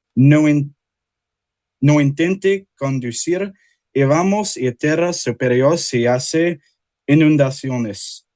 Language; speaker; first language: Spanish; non-native, learner; English